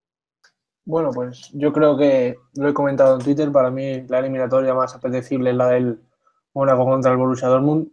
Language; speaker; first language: Spanish; native; Spanish